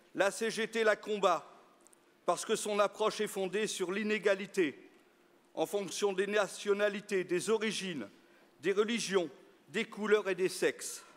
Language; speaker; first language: French; native; French